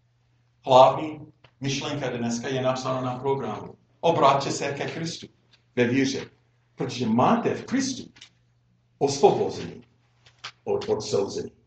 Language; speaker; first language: Czech; non-native, fluent; English